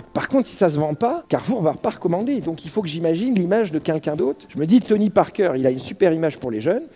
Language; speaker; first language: French; early bilingual, other home language; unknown